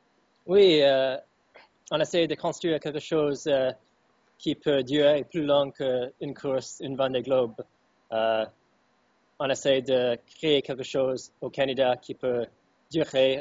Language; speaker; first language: French; non-native, fluent; English